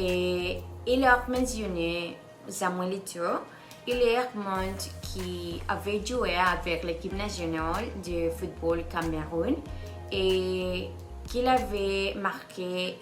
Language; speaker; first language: French; non-native, learner; Spanish